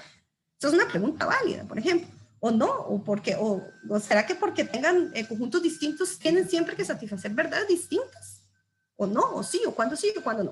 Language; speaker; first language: Spanish; native; Spanish